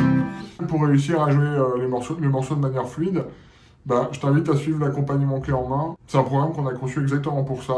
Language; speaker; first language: French; native; French